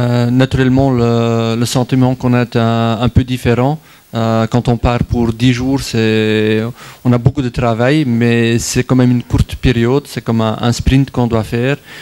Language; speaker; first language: French; non-native, local second language; Dutch